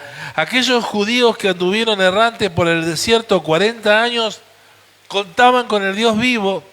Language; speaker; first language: Spanish; native; Spanish